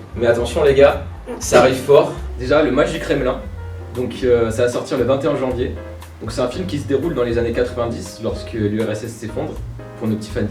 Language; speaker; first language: French; native; French